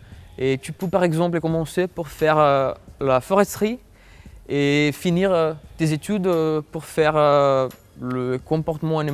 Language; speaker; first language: French; non-native, fluent; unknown